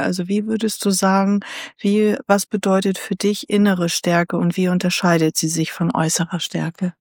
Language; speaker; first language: German; native; German